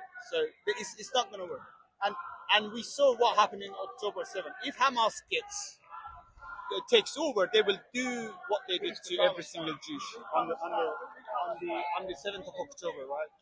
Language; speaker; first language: English; non-native, fluent; Persian